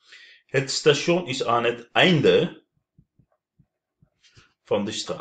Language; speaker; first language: Dutch; non-native, fluent; Turkish